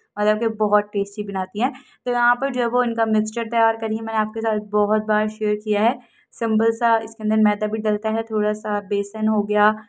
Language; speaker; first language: Urdu; native; Urdu